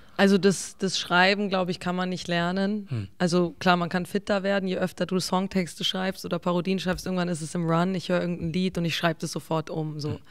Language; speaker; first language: German; early bilingual, other home language; English